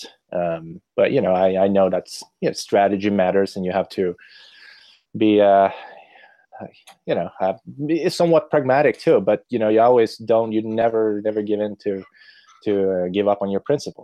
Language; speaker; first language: English; non-native, fluent; Swedish